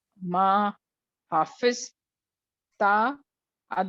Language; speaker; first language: Arabic; non-native, learner; Urdu